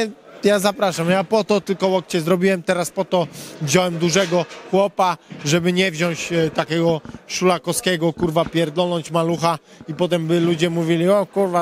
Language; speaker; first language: Polish; native; Polish